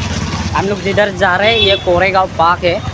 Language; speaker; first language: Hindi; non-native, local second language; Mizo